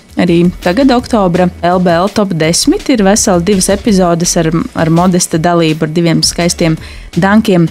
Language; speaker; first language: Latvian; native; Latvian